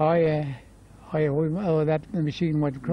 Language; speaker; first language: English; native; English